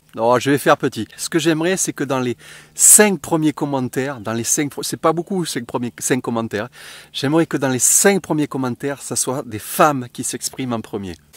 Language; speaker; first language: French; native; French